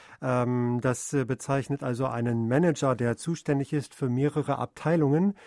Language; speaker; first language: German; native; German